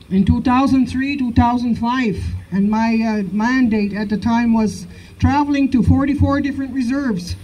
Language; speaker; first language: English; native; English